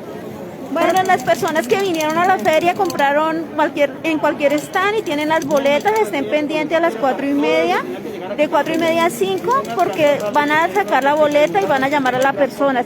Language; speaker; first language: Spanish; native; Spanish